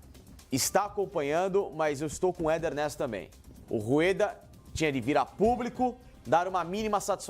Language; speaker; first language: Portuguese; native; Portuguese